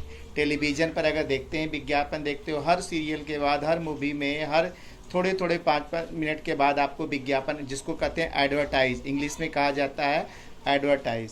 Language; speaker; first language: Hindi; native; Hindi